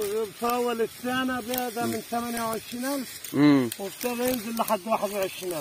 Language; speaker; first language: Arabic; native; Arabic